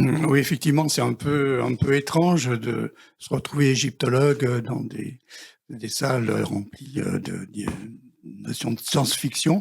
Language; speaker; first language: French; native; French